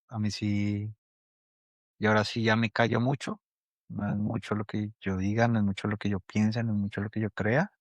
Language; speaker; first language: Spanish; native; Spanish